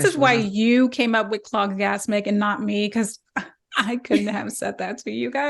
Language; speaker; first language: English; native; English